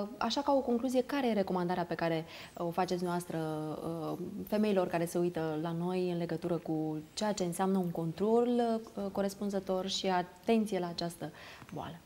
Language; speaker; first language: Romanian; native; Romanian